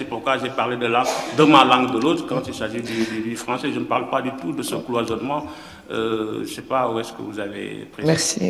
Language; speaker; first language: French; non-native, local second language; Wolof